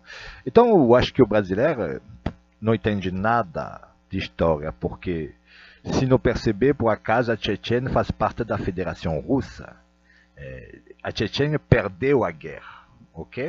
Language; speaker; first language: Portuguese; non-native, fluent; Russian